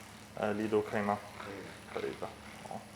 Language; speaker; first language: Chinese; non-native, learner; English